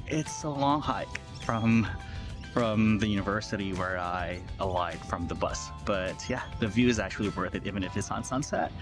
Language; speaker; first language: English; non-native, local second language; Cebuano